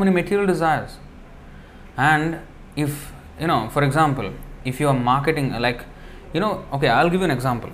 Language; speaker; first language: English; non-native, local second language; Telugu